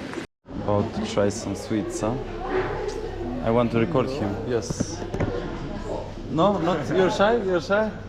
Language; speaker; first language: English; non-native, fluent; Macedonian